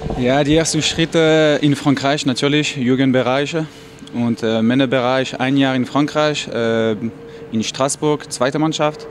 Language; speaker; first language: German; non-native, fluent; French